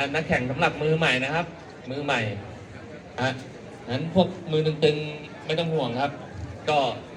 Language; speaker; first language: Thai; native; Thai